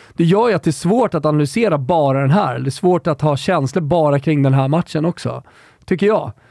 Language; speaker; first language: Swedish; native; Swedish